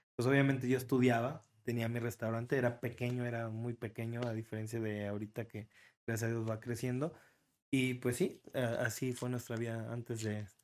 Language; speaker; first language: Spanish; native; Spanish